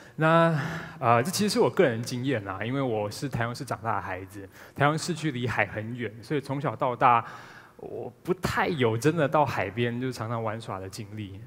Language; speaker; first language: Chinese; native; Chinese